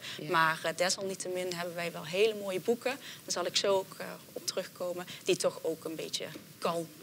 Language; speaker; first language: Dutch; native; Dutch